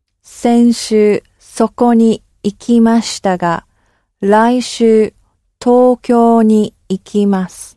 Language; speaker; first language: Japanese; non-native, learner; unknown